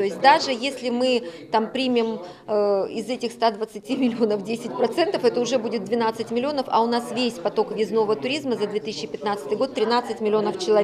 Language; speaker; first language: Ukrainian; non-native, local second language; Russian